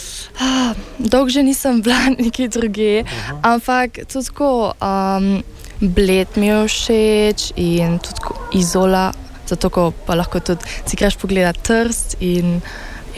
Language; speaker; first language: Slovenian; early bilingual, heritage; Slovenian